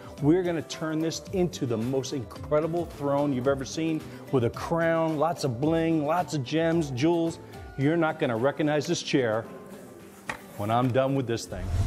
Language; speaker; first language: English; native; English